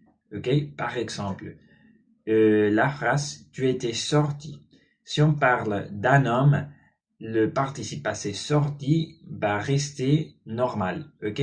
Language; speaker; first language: French; non-native, learner; Spanish